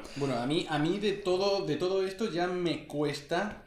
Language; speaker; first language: Spanish; native; Spanish